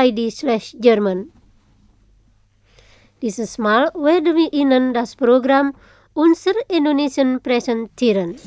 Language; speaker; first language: German; non-native, fluent; Indonesian